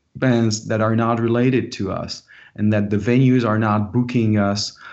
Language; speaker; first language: English; non-native, fluent; French